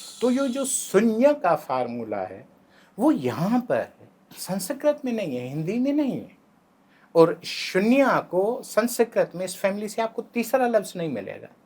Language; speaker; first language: Urdu; non-native, local second language; Sindhi